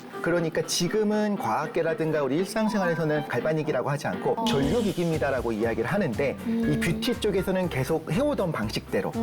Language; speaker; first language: Korean; native; Korean